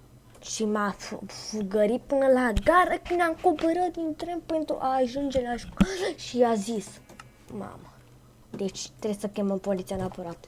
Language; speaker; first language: Romanian; native; Romanian